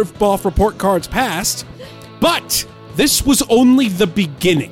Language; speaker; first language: English; native; English